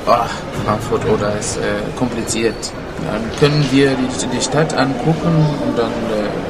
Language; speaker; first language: German; non-native, learner; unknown